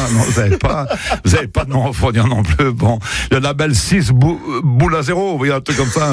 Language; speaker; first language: French; native; French